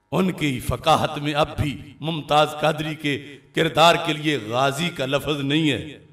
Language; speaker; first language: Urdu; non-native, local second language; Punjabi